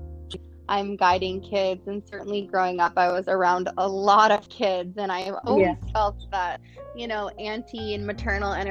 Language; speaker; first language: English; native; English